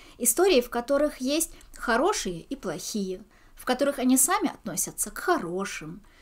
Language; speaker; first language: Russian; early bilingual, heritage; Russian